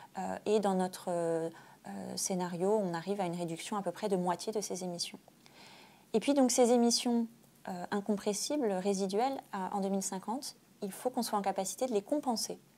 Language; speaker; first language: French; native; French